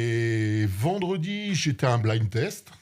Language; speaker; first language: French; native; French